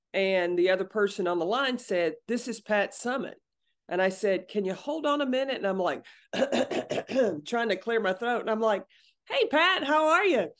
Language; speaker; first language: English; native; English